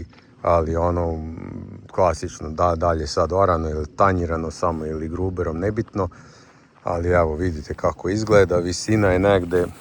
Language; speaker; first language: Croatian; native; Croatian